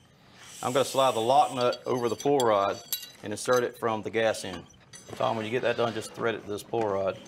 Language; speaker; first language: English; native; English